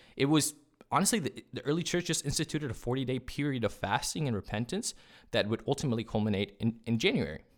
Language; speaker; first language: English; early bilingual, other home language; Spanish